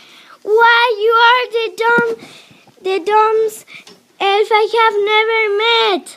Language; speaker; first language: English; non-native, learner; Spanish